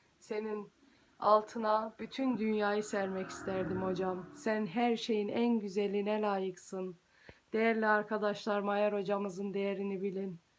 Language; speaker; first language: Turkish; early bilingual, heritage; Turkish